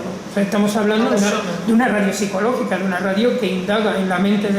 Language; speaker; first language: Spanish; native; Spanish